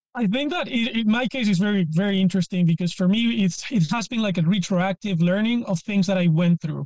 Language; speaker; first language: English; non-native, fluent; Spanish